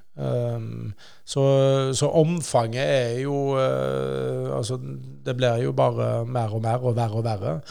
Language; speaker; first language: Norwegian; native; Norwegian